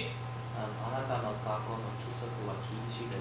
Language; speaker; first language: Japanese; non-native, learner; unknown